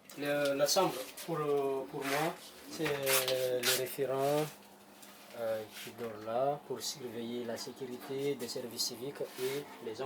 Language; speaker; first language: French; non-native, local second language; Malagasy